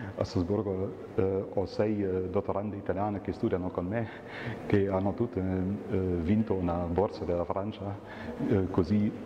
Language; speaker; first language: Italian; non-native, fluent; German